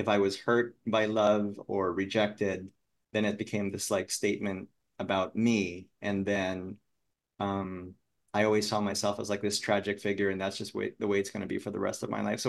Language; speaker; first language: English; non-native, local second language; Filipino